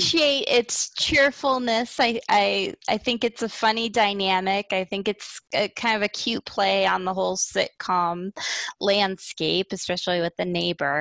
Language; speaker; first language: English; native; English